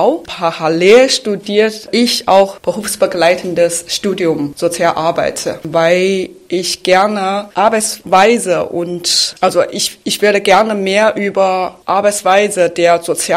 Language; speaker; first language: German; non-native, fluent; Chinese